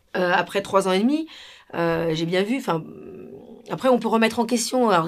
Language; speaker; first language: French; non-native, fluent; Spanish